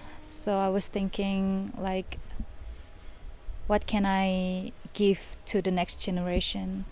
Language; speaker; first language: English; non-native, fluent; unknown